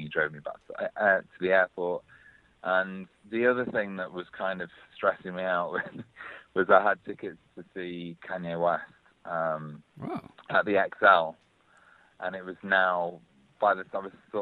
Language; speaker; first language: English; native; English